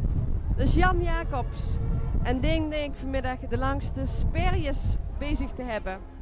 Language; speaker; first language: Dutch; native; Dutch